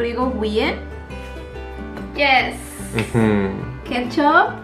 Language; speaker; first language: Korean; non-native, learner; Spanish